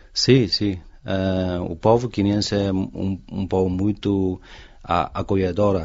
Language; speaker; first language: Portuguese; non-native, fluent; Chinese